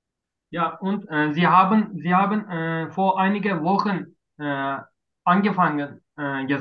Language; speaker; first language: German; non-native, learner; Turkish